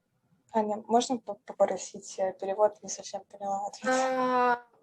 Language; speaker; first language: Russian; native; Russian